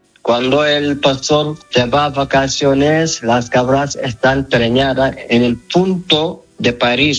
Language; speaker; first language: Spanish; non-native, learner; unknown